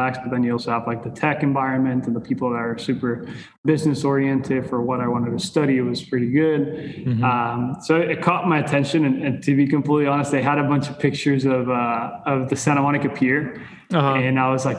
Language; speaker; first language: English; non-native, fluent; Spanish